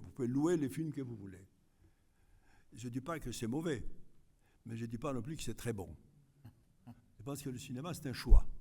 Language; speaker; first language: French; non-native, fluent; Greek